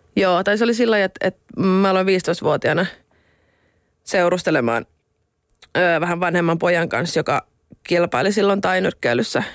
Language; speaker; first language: Finnish; non-native, local second language; Swedish